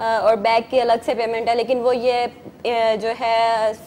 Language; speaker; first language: Urdu; native; Urdu